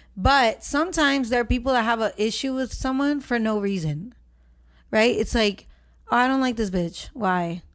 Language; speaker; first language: English; early bilingual, other home language; Spanish